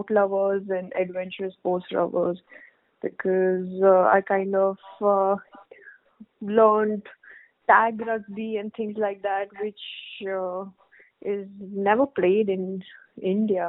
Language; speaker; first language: English; non-native, local second language; Hindi